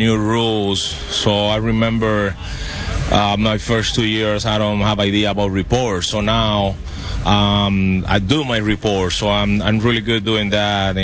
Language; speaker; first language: English; non-native, fluent; Spanish